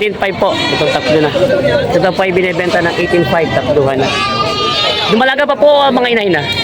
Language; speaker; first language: Filipino; native; Filipino